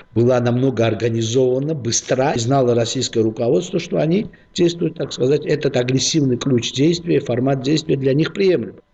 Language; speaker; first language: Russian; non-native, local second language; Georgian